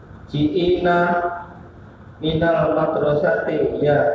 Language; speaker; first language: Arabic; non-native, learner; Indonesian